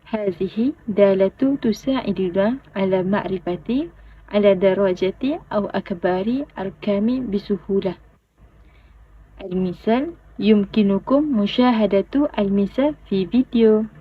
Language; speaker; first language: Arabic; non-native, learner; Malay